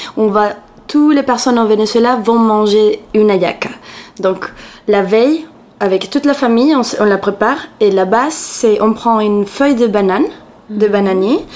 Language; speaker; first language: French; non-native, fluent; Spanish